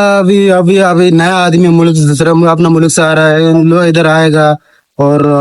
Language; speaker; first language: Hindi; non-native, learner; Arabic